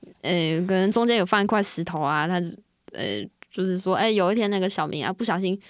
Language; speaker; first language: Chinese; native; Chinese